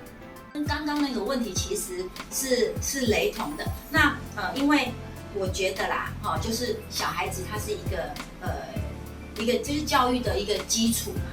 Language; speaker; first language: Chinese; non-native, local second language; Min Nan Chinese